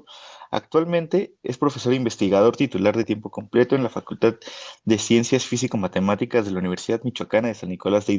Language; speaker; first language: Spanish; native; Spanish